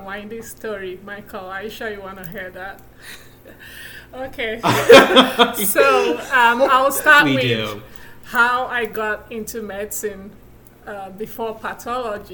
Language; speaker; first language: English; non-native, local second language; Igbo